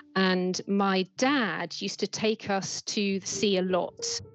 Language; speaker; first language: English; native; English